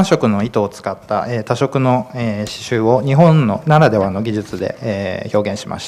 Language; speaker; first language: Japanese; native; Japanese